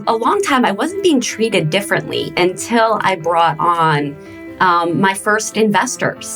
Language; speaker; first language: English; native; English